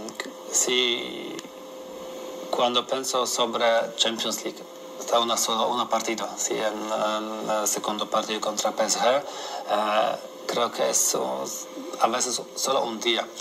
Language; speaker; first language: Spanish; non-native, learner; Polish